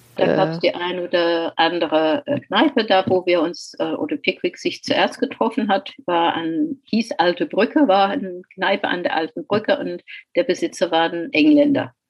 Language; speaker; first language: German; non-native, fluent; English